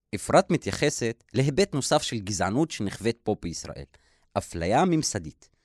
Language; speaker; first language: Hebrew; non-native, local second language; Arabic